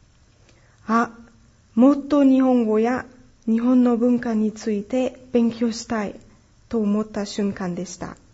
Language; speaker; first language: Japanese; non-native, fluent; German